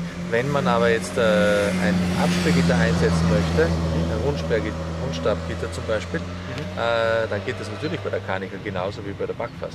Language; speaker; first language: German; native; German